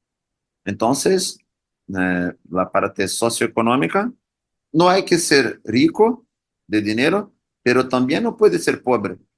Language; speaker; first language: Spanish; non-native, learner; Portuguese